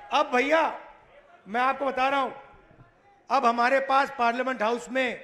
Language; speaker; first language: Hindi; native; Hindi